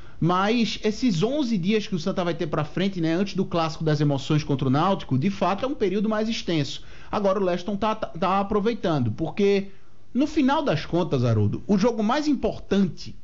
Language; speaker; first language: Portuguese; native; Portuguese